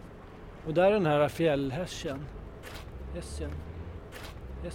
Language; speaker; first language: Swedish; native; Swedish